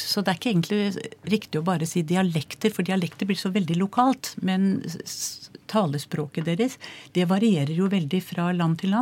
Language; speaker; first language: Norwegian; native; Norwegian